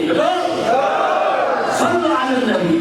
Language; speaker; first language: Indonesian; native; Indonesian